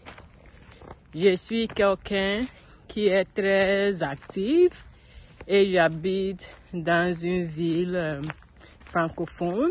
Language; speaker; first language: French; non-native, learner; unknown